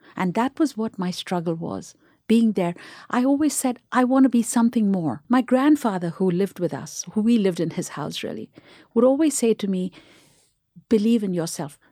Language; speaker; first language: English; non-native, local second language; Tamil